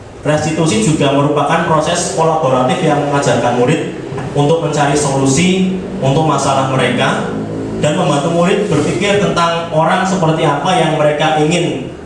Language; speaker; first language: Indonesian; native; Indonesian